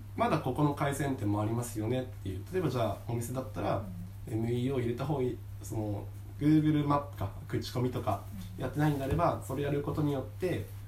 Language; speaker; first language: Japanese; native; Japanese